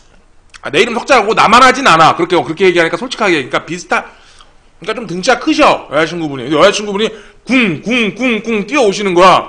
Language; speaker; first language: Korean; native; Korean